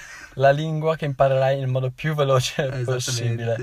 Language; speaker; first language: Italian; native; Italian